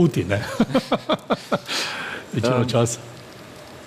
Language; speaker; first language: Slovenian; native; Slovenian